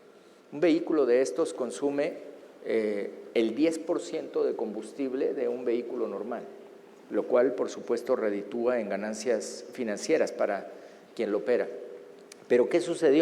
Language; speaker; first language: Spanish; native; Spanish